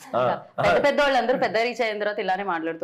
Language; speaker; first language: Telugu; native; Telugu